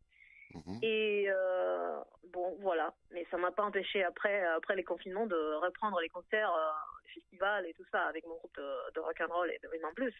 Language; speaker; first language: French; native; French